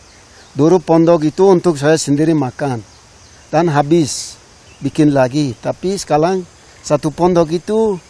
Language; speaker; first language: Indonesian; non-native, local second language; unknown